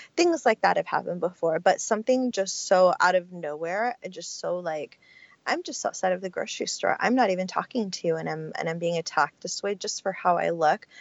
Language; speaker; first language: English; early bilingual, other home language; Spanish